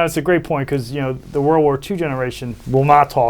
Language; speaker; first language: English; native; English